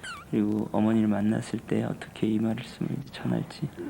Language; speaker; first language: Korean; native; Korean